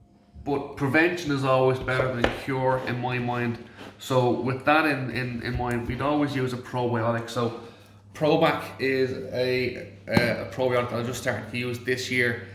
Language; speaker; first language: English; native; English